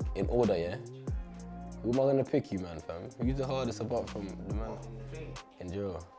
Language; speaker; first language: English; native; English